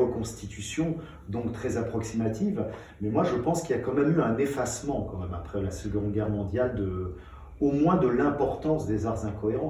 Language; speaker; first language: French; native; French